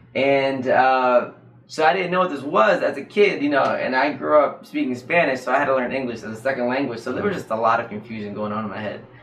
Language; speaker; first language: English; native; English